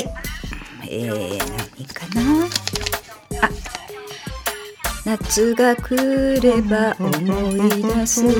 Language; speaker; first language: Japanese; native; Japanese